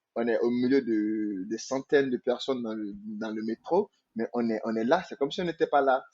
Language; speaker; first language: French; non-native, local second language; Mandingo